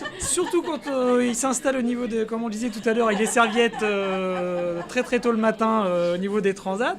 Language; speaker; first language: French; native; French